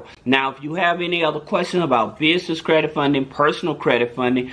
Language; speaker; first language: English; native; English